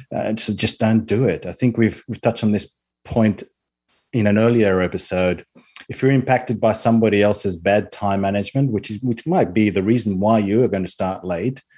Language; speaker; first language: English; non-native, fluent; Spanish